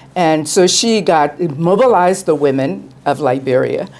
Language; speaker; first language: English; native; English